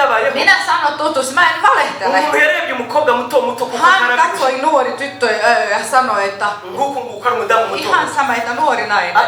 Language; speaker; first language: Finnish; non-native, learner; Kinyarwanda